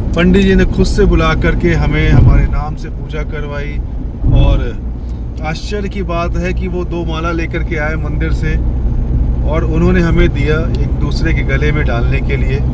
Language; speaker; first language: Hindi; native; Hindi